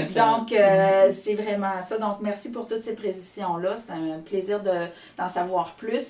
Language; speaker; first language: French; native; French